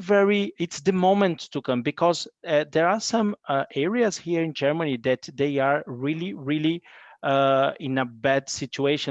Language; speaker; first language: English; non-native, fluent; Portuguese